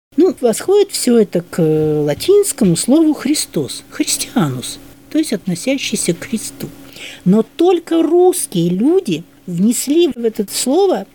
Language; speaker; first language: Russian; native; Russian